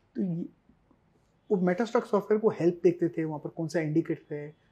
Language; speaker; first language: Hindi; non-native, local second language; Sindhi